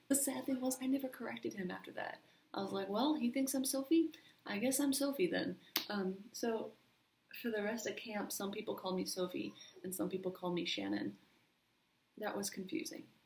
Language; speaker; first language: English; native; English